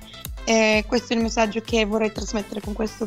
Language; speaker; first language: Italian; non-native, fluent; Bulgarian